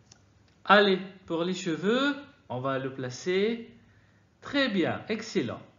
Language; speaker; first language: French; non-native, fluent; Arabic